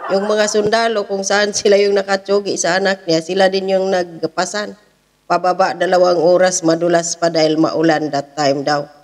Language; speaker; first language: Filipino; non-native, local second language; Cebuano